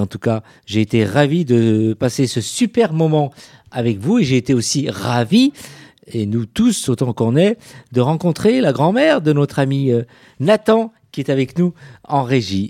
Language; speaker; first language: French; native; French